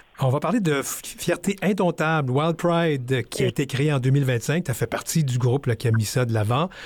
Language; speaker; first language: French; native; French